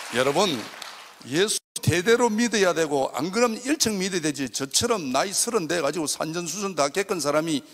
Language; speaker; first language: Korean; native; Korean